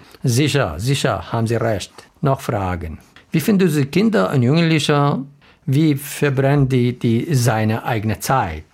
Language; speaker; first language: German; non-native, learner; Arabic